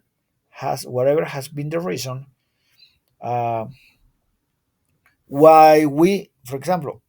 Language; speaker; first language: English; non-native, learner; Spanish